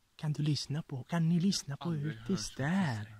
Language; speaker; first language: Swedish; non-native, learner; Italian